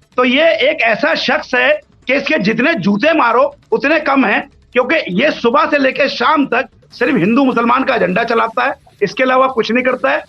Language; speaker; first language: Hindi; native; Hindi